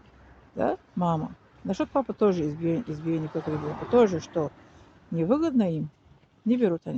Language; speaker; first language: Russian; non-native, learner; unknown